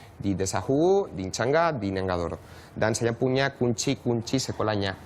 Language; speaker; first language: Indonesian; non-native, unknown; Spanish